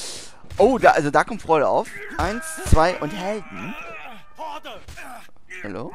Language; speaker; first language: German; native; German